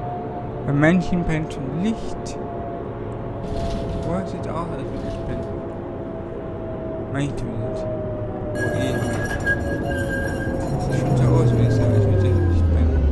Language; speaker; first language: German; native; German